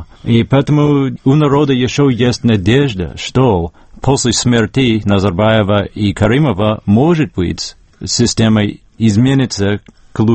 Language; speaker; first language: Russian; non-native, fluent; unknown